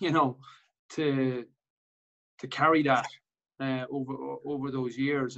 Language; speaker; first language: English; native; English